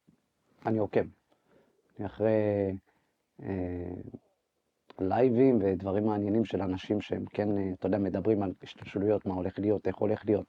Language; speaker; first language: Hebrew; native; Hebrew